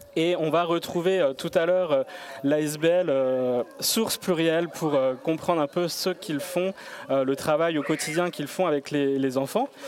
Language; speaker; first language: French; native; French